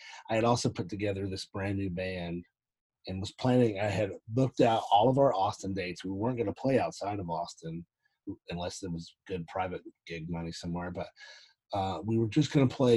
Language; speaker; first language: English; native; English